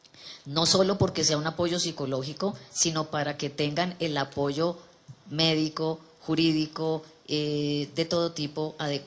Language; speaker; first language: Spanish; native; Spanish